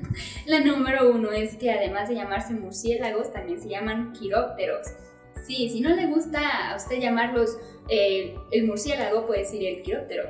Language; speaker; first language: Spanish; native; Spanish